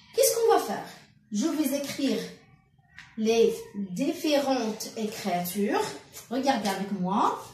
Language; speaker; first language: French; non-native, local second language; Arabic